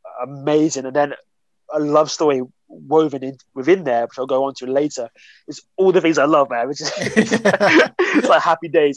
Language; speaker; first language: English; native; English